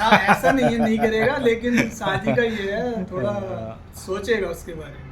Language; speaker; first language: Hindi; native; Hindi